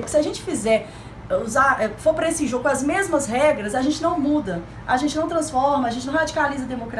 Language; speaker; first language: Portuguese; native; Portuguese